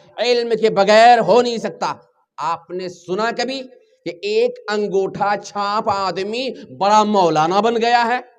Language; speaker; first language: Urdu; native; Urdu